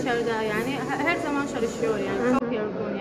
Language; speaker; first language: Turkish; non-native, learner; Arabic